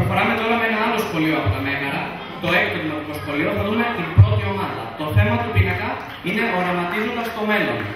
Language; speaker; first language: Greek; native; Greek